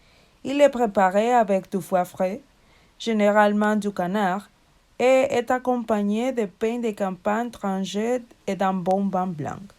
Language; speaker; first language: French; non-native, learner; Spanish